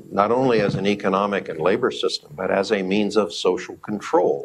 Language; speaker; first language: English; native; English